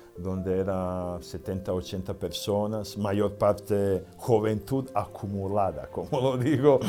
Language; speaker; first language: Spanish; non-native, fluent; Serbian